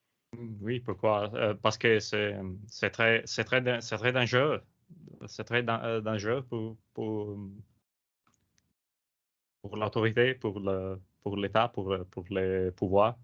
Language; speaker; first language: French; non-native, learner; Italian